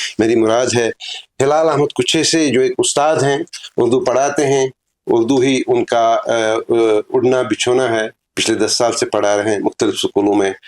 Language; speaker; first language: Urdu; non-native, local second language; Kashmiri